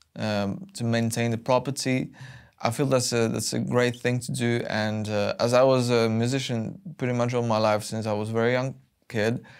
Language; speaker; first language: English; non-native, fluent; Polish